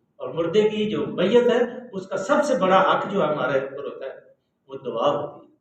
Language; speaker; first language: Urdu; non-native, local second language; Punjabi